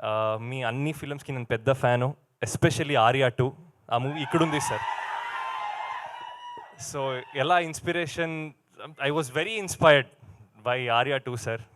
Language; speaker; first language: Telugu; non-native, learner; Kannada